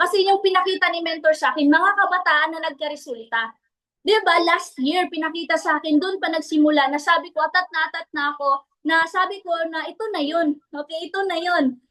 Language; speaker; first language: Filipino; non-native, local second language; Cebuano